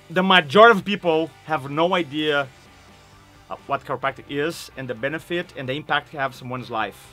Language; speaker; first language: English; non-native, fluent; Portuguese